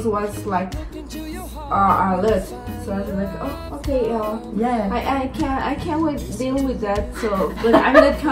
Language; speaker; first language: English; non-native, learner; Spanish